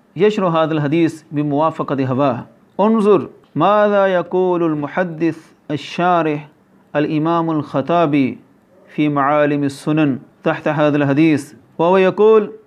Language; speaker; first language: Arabic; non-native, fluent; Urdu